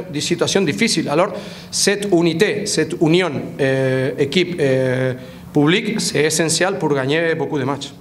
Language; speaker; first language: French; non-native, fluent; Spanish